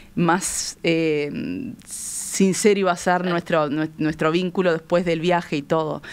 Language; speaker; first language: Spanish; native; Spanish